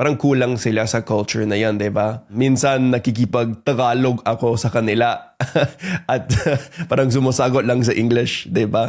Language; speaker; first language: Filipino; non-native, fluent; English